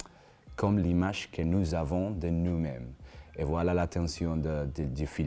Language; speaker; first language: French; non-native, learner; Spanish